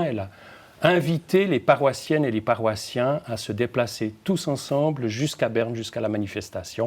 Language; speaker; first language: French; native; French